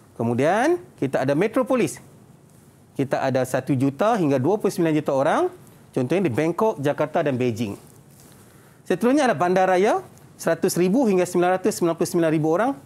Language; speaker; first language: Malay; native; Malay